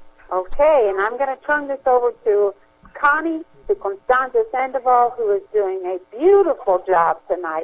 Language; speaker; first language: English; native; English